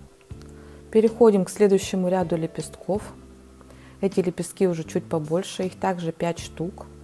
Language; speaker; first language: Russian; native; Russian